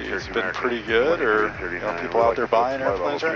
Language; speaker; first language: English; native; English